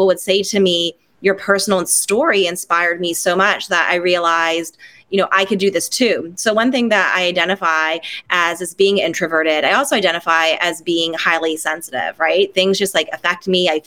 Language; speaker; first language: English; non-native, local second language; Cantonese